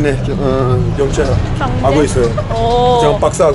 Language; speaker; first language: Korean; non-native, learner; Spanish